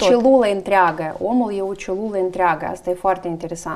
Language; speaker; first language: Romanian; non-native, learner; Russian